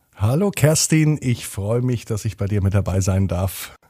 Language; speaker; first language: German; native; German